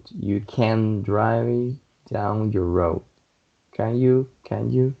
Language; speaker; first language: English; non-native, fluent; Spanish